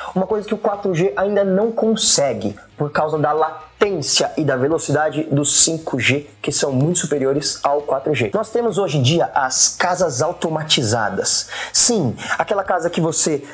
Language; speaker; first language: Portuguese; native; Portuguese